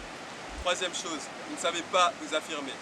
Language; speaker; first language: French; native; French